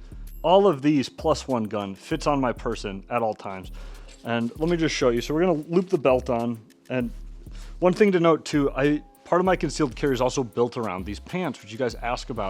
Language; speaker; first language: English; native; English